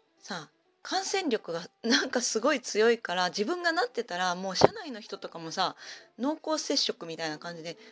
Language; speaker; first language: Japanese; native; Japanese